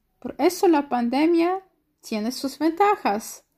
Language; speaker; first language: Spanish; non-native, learner; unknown